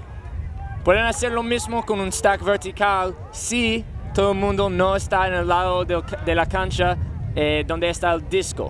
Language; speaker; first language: Spanish; non-native, learner; English